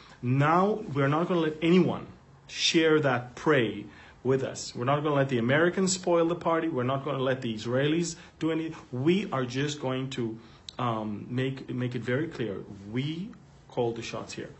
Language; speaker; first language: English; non-native, fluent; Hebrew